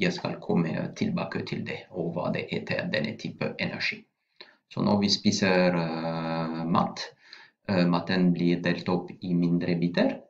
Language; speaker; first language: Norwegian; non-native, fluent; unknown